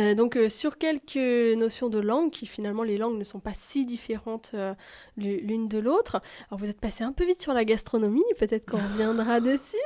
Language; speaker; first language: French; native; French